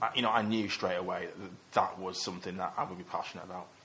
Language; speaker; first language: English; native; English